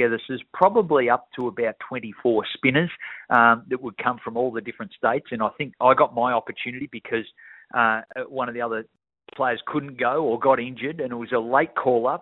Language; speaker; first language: English; native; English